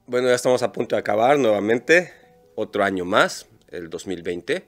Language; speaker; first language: Spanish; native; Spanish